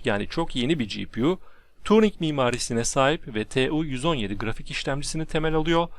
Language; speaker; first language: Turkish; native; Turkish